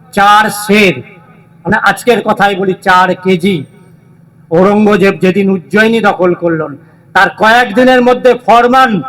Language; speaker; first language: Bangla; native; Bangla